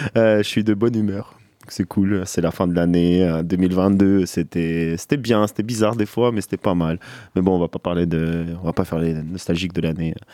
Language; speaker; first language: French; native; French